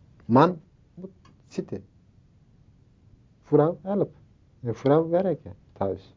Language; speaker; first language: Dutch; non-native, learner; Turkish